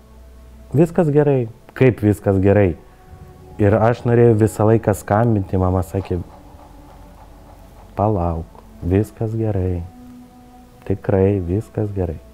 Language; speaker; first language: Lithuanian; non-native, learner; Ukrainian